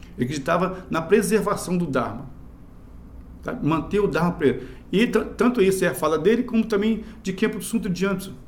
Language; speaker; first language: Portuguese; native; Portuguese